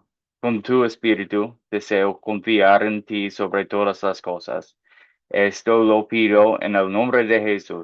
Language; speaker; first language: Spanish; non-native, fluent; English